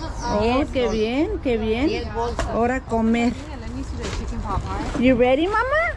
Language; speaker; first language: Spanish; early bilingual, heritage; Spanish